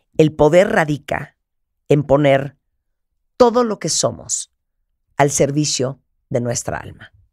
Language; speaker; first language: Spanish; native; Spanish